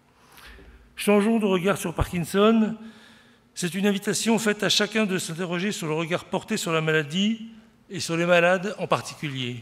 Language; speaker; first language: French; native; French